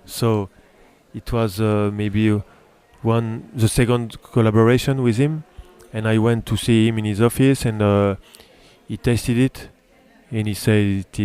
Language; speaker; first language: English; non-native, learner; French